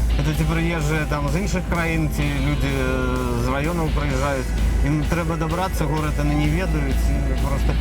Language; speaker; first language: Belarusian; native; Belarusian